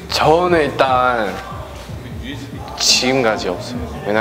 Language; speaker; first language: Korean; non-native, learner; Chinese